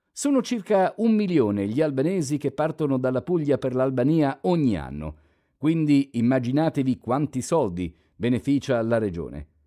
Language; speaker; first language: Italian; non-native, fluent; Albanian